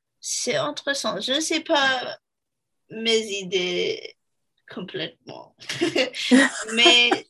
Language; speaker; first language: French; non-native, learner; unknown